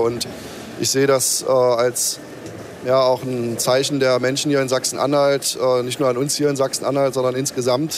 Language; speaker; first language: German; native; German